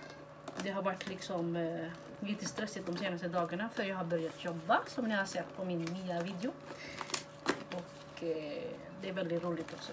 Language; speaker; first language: Swedish; non-native, fluent; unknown